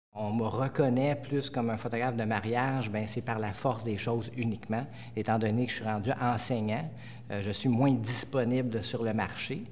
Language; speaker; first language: French; native; French